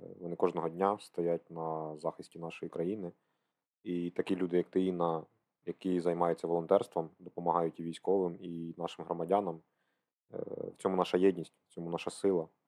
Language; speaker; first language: Ukrainian; native; Ukrainian